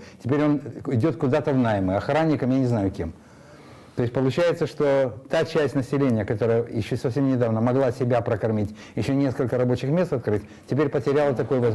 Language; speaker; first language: Russian; native; Russian